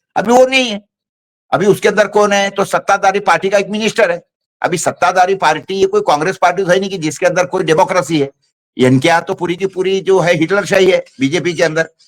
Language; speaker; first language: Hindi; non-native, local second language; Marathi